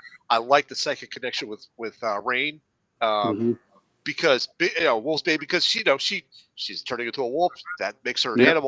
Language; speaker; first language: English; native; English